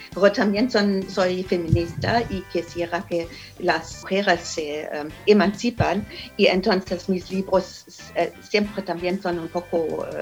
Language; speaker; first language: Spanish; non-native, learner; German